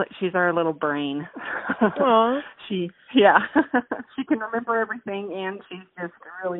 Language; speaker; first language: English; native; English